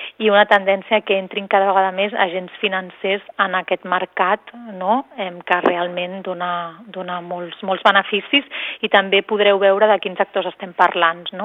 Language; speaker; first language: Catalan; native; Catalan